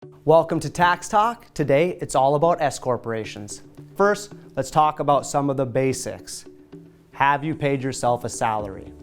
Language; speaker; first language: English; native; English